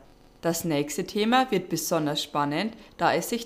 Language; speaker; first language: German; native; German